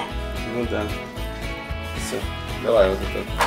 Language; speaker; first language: Russian; native; Russian